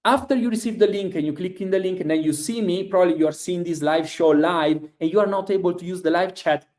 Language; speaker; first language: English; non-native, fluent; Italian